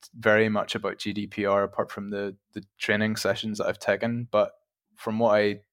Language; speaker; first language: English; native; English